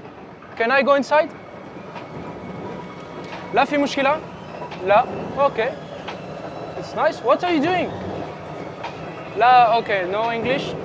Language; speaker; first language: English; non-native, learner; French